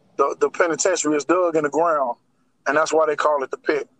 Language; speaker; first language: English; native; English